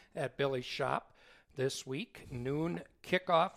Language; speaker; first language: English; native; English